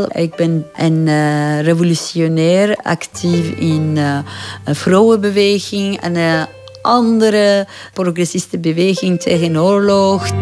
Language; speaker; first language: Dutch; non-native, fluent; Persian